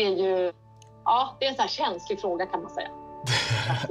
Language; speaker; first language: Swedish; native; Swedish